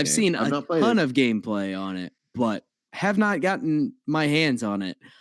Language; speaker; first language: English; native; English